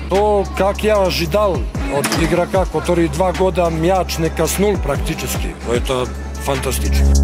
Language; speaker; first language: Russian; non-native, fluent; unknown